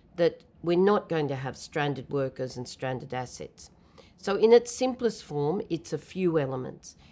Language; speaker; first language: English; native; English